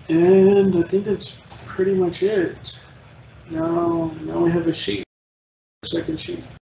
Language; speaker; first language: English; native; English